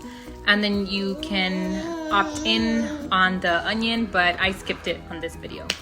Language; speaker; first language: English; native; English